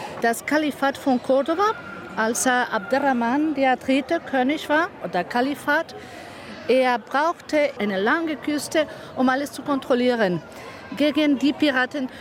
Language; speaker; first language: German; non-native, fluent; Spanish